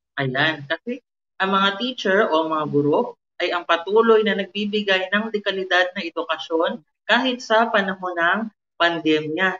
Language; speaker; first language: Filipino; native; Filipino